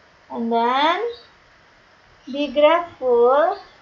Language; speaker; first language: English; non-native, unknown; Indonesian